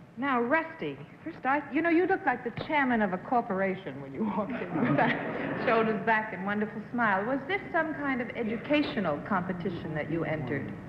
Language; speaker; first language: English; native; English